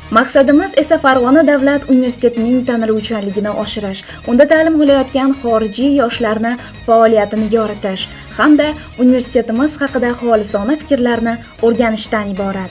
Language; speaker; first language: Uzbek; native; Uzbek